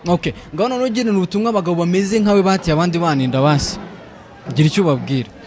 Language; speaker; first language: Kinyarwanda; native; Kinyarwanda